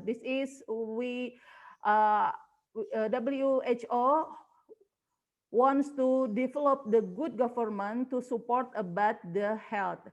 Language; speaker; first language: English; non-native, learner; Indonesian